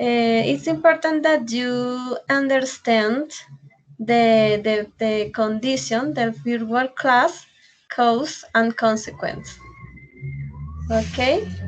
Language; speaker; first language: English; non-native, learner; Spanish